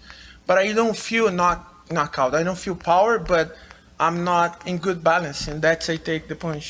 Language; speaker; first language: English; non-native, learner; Portuguese